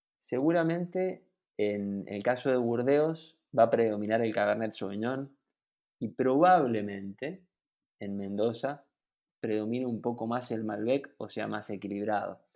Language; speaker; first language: Spanish; native; Spanish